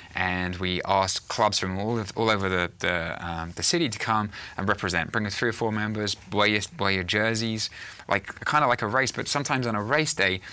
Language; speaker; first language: English; native; English